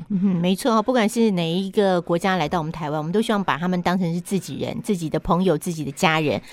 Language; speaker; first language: Chinese; native; Chinese